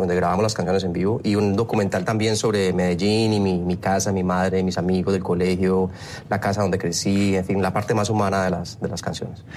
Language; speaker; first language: Spanish; native; Spanish